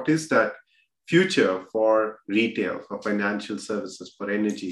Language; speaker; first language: English; non-native, local second language; Hindi